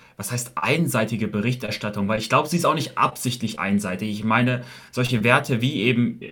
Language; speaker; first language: German; early bilingual, heritage; Chinese